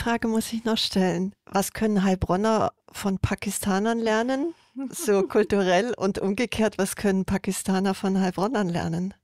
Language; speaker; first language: German; native; German